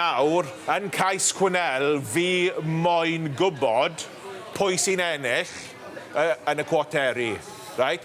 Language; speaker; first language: Welsh; non-native, learner; English